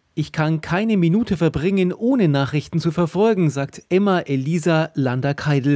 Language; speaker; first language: German; native; German